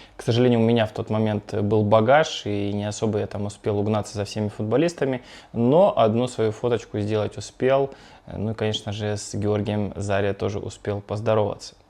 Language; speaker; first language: Russian; native; Russian